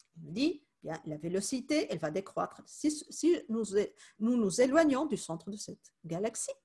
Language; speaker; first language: French; non-native, fluent; Spanish